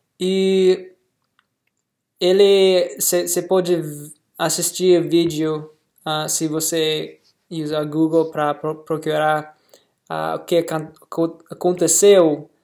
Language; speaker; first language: Portuguese; non-native, learner; English